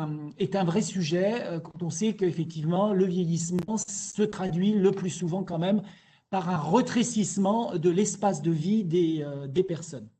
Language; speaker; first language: French; native; French